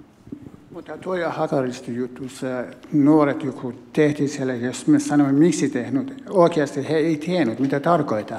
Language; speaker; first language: Finnish; non-native, learner; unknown